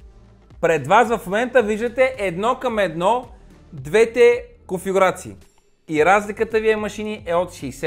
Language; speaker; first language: Bulgarian; native; Bulgarian